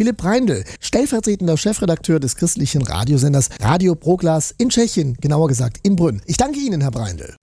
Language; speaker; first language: German; native; German